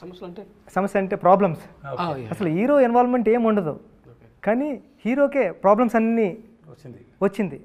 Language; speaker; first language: Telugu; native; Telugu